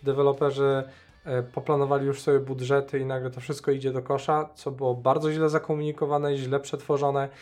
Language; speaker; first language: Polish; native; Polish